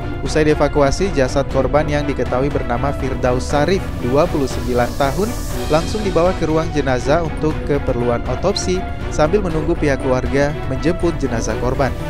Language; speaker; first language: Indonesian; native; Indonesian